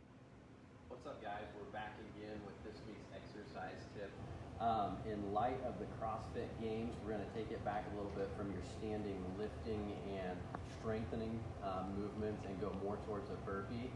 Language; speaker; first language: English; native; English